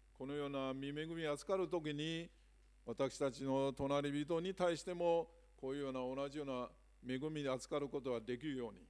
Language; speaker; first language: Japanese; non-native, fluent; Chinese